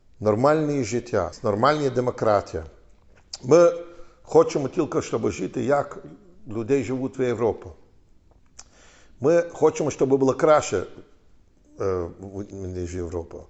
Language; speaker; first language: Ukrainian; non-native, learner; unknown